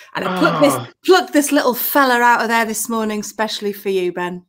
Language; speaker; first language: English; native; English